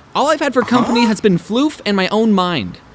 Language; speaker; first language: English; native; English